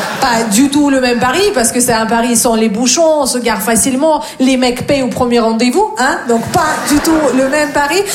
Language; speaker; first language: French; non-native, fluent; Russian